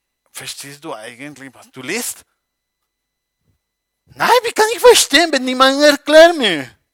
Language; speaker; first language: German; non-native, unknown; Spanish